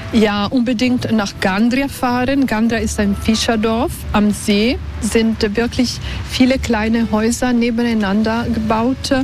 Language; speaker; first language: German; non-native, local second language; Italian